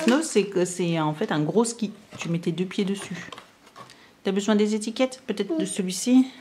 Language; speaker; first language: French; native; French